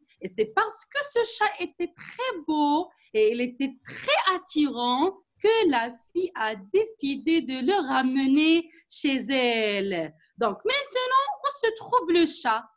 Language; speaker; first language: French; non-native, local second language; Arabic